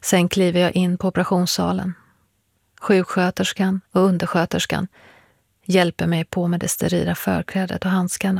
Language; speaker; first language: Swedish; early bilingual, other home language; Persian